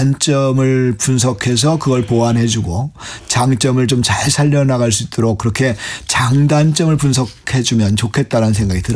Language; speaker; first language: Korean; native; Korean